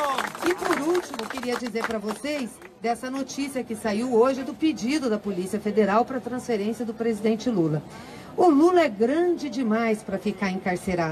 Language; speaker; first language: Portuguese; native; Portuguese